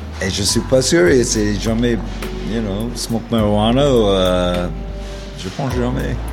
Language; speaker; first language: French; non-native, learner; English